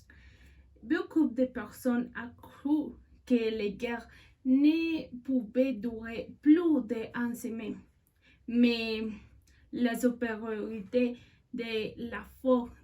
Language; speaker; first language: French; non-native, learner; Spanish